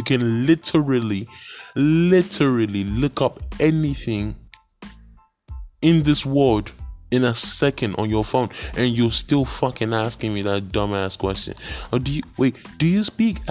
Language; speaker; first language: English; non-native, local second language; Yoruba